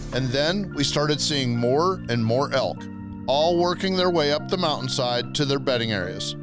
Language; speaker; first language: English; native; English